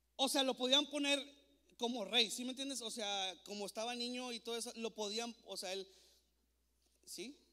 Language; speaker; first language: Spanish; native; Spanish